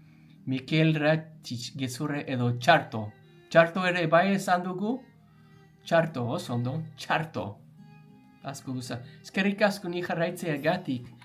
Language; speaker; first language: Basque; non-native, learner; English